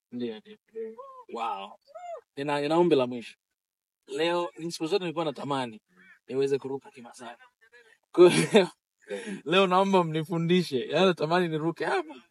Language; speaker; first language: Swahili; native; Swahili